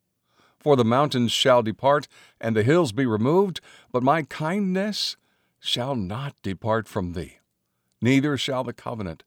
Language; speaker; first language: English; native; English